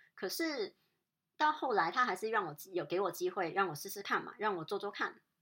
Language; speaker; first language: Chinese; non-native, local second language; Cantonese